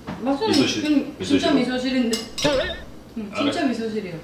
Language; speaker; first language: Korean; non-native, learner; Japanese